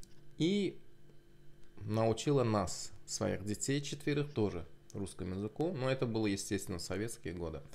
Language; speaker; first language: Russian; non-native, local second language; Azerbaijani